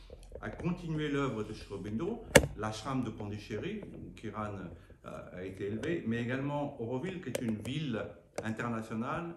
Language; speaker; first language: French; native; French